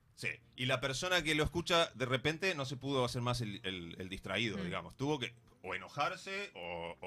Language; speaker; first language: Spanish; native; Spanish